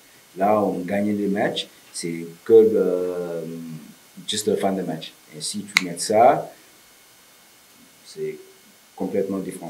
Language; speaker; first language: French; non-native, learner; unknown